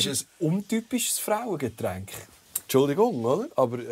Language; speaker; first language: German; native; German